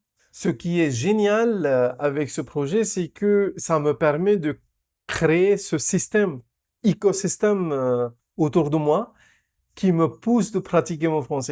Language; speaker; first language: French; non-native, fluent; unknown